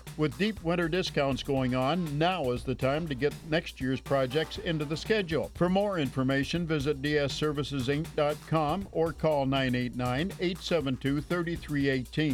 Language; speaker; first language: English; native; English